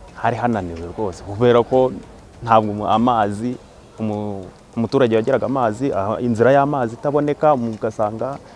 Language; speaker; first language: Kinyarwanda; native; Kinyarwanda